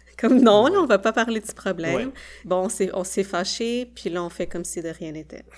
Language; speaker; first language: French; early bilingual, other home language; Khmer